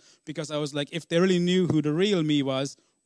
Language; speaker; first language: English; native; English